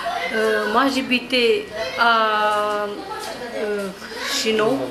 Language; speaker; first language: French; non-native, learner; Romanian